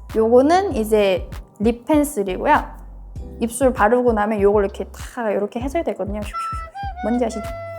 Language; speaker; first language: Korean; native; Korean